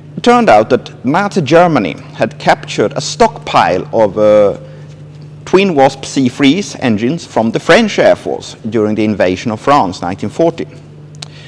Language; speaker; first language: English; non-native, fluent; Swedish